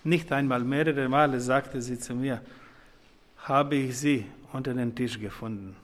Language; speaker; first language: German; non-native, fluent; Croatian